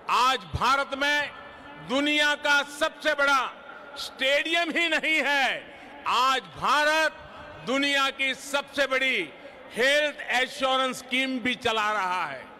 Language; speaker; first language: Hindi; non-native, local second language; Gujarati